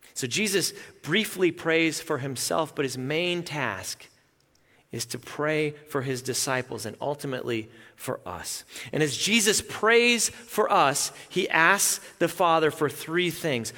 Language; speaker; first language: English; native; English